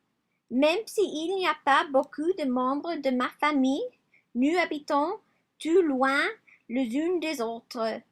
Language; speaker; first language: French; non-native, learner; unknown